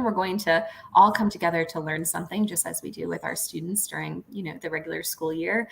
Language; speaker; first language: English; native; English